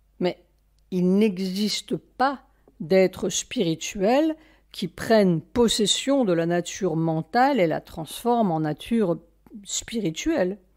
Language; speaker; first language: French; native; French